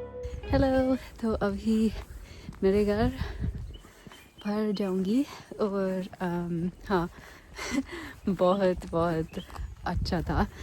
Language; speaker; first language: Hindi; non-native, learner; English